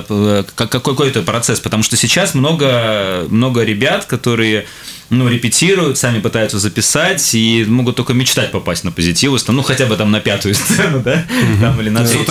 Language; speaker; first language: Russian; native; Russian